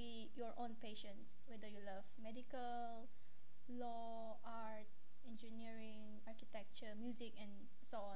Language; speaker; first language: English; non-native, local second language; Malay